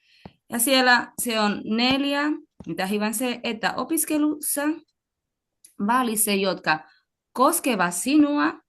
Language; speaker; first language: Finnish; non-native, learner; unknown